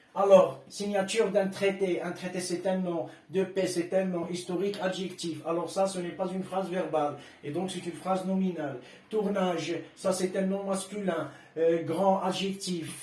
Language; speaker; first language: French; non-native, local second language; Arabic